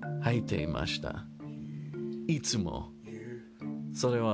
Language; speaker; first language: Japanese; non-native, learner; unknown